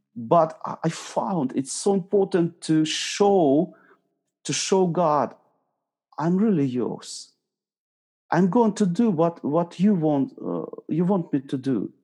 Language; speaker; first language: English; non-native, fluent; Ukrainian